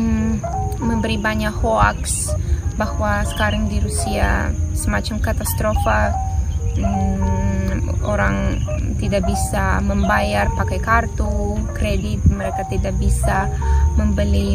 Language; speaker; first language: Indonesian; non-native, fluent; Russian